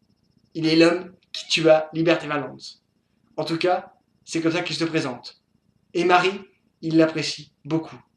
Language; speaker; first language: French; native; French